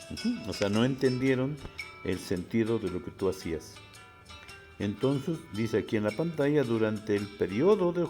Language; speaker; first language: Spanish; native; Spanish